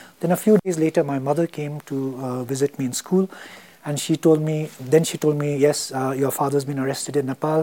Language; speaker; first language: English; non-native, local second language; Tibetan